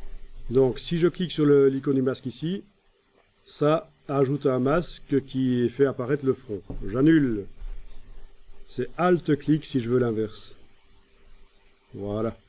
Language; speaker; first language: French; native; French